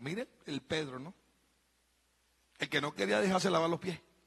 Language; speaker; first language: Spanish; native; Spanish